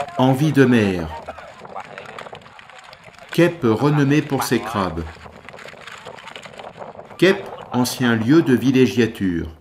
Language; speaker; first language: French; native; French